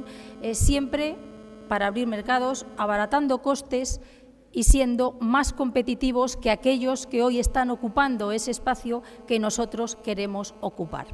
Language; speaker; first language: Spanish; native; Spanish